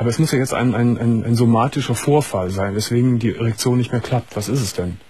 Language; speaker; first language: German; native; German